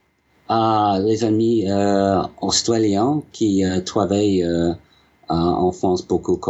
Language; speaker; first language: French; non-native, learner; English